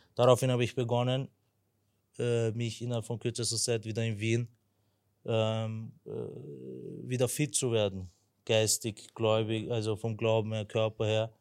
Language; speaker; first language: German; non-native, local second language; Turkish